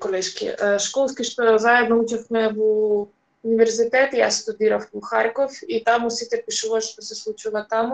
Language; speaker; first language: Macedonian; early bilingual, heritage; Macedonian